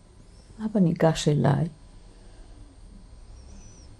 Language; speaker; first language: Hebrew; non-native, fluent; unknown